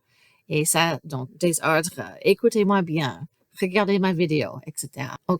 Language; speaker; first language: French; non-native, fluent; English